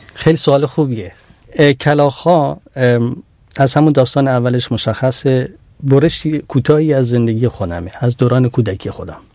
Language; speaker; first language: Persian; non-native, local second language; Central Kurdish